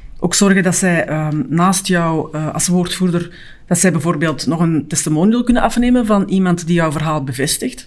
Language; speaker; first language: Dutch; native; Dutch